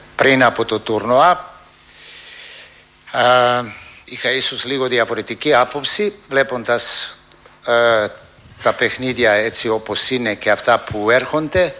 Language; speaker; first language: Greek; non-native, fluent; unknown